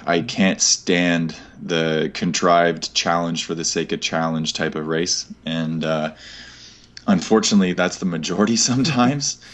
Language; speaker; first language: English; native; English